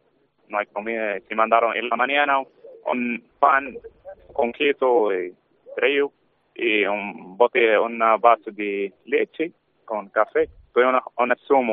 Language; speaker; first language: Spanish; non-native, learner; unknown